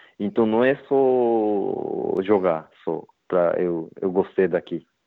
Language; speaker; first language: Portuguese; non-native, learner; Japanese